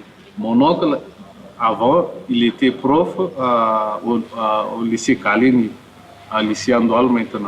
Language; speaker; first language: French; non-native, local second language; Malagasy